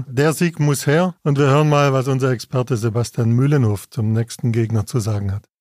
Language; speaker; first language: German; native; German